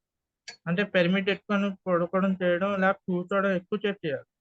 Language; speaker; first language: Telugu; native; Telugu